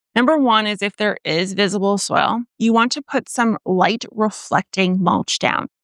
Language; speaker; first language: English; native; English